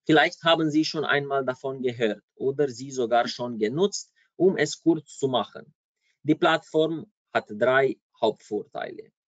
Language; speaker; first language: German; non-native, fluent; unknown